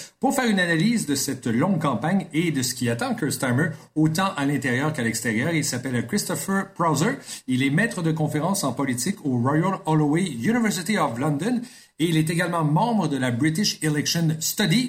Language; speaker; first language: French; native; French